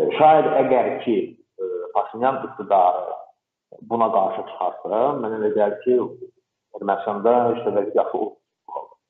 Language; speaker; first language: Azerbaijani; non-native, local second language; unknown